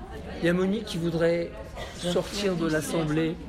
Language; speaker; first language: French; native; French